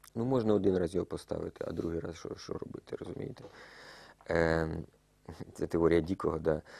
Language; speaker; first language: Ukrainian; native; Ukrainian